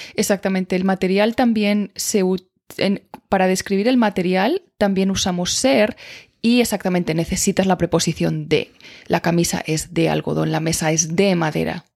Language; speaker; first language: Spanish; native; Spanish